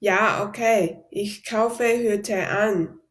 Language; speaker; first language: German; non-native, learner; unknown